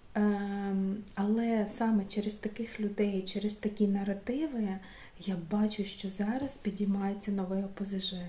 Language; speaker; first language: Ukrainian; non-native, local second language; Russian